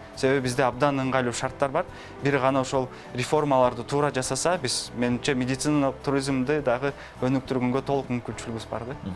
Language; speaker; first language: Kyrgyz; native; Kyrgyz